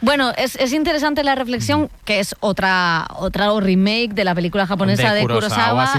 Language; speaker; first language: Spanish; native; Spanish